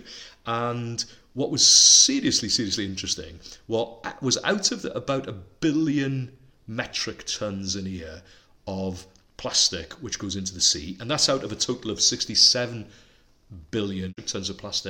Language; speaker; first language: English; non-native, local second language; Welsh